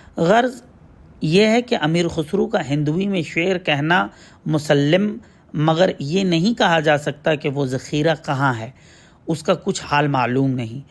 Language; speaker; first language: Urdu; native; Urdu